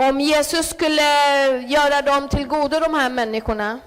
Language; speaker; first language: Swedish; early bilingual, other home language; Spanish